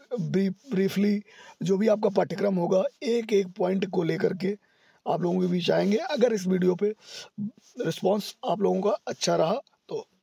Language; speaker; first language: Hindi; native; Hindi